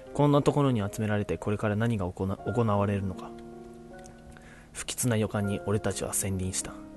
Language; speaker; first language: Japanese; early bilingual, heritage; Japanese